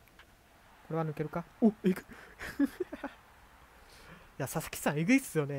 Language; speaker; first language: Japanese; native; Japanese